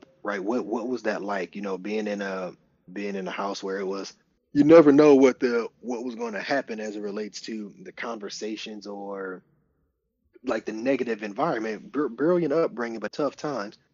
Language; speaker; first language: English; native; English